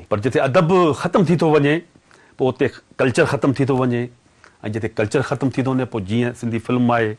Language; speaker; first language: Sindhi; native; Sindhi